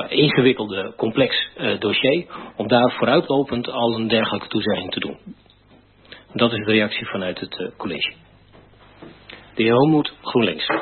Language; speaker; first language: Dutch; native; Dutch